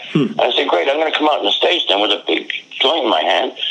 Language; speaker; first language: English; native; English